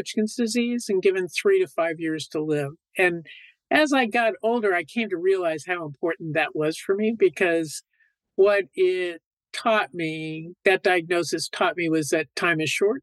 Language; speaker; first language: English; native; English